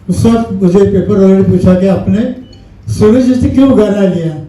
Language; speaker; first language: Hindi; non-native, local second language; Marathi